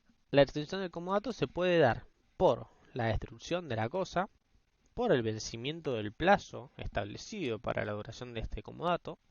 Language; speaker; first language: Spanish; native; Spanish